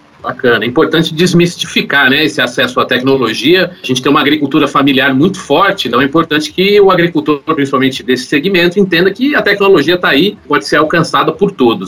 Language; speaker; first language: Portuguese; native; Portuguese